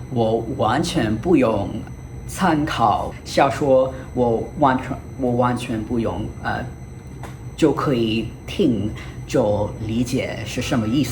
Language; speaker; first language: Chinese; non-native, fluent; English